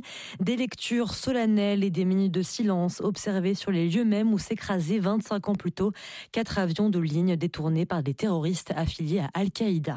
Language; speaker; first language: French; native; French